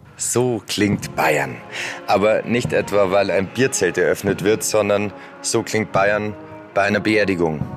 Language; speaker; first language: German; native; German